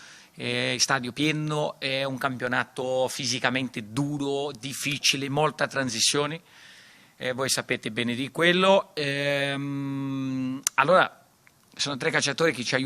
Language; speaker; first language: Italian; non-native, fluent; Portuguese